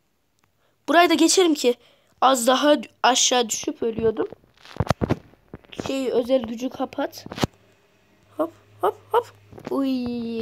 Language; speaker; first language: Turkish; native; Turkish